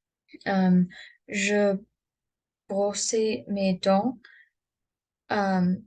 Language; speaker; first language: French; non-native, learner; English